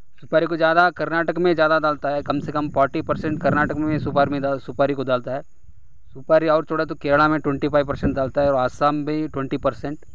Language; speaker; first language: Hindi; non-native, local second language; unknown